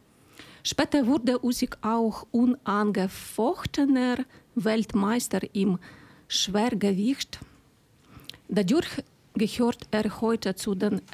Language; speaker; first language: German; non-native, fluent; Ukrainian